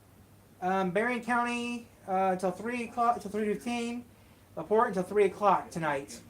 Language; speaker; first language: English; native; English